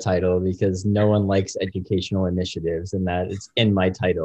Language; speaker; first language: English; native; English